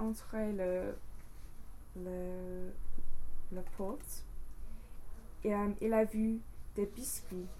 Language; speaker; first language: French; non-native, learner; English